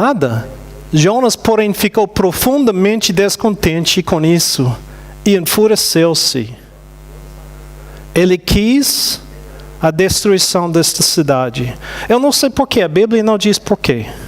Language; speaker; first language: Portuguese; non-native, fluent; English